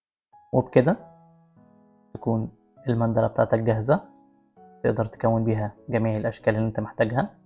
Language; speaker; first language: Arabic; native; Arabic